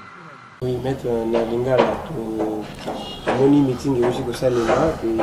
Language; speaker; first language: French; non-native, local second language; Lingala